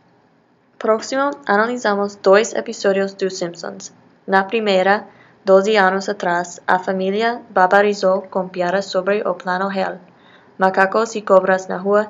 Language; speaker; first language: Portuguese; non-native, fluent; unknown